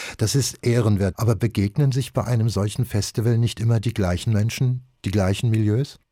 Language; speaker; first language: German; native; German